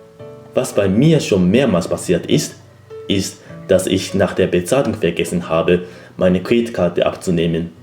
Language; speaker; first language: German; non-native, fluent; Japanese